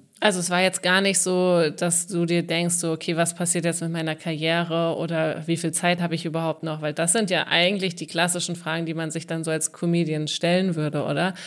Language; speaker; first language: German; native; German